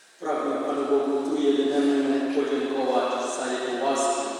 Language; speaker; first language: Polish; non-native, fluent; Indonesian